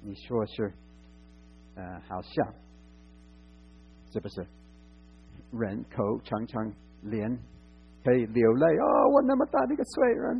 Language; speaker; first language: Chinese; non-native, fluent; English